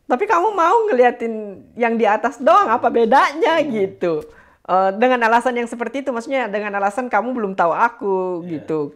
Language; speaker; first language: Indonesian; native; Indonesian